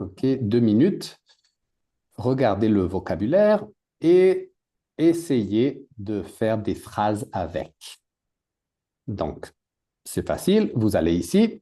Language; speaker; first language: French; native; French